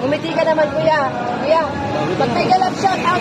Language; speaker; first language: Filipino; native; Filipino